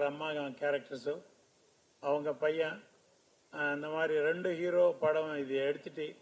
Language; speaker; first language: Tamil; non-native, learner; Telugu